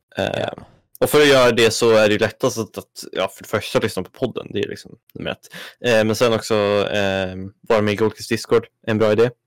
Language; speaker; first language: Swedish; native; Swedish